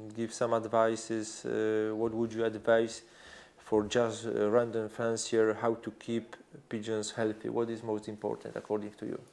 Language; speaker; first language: English; non-native, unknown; Polish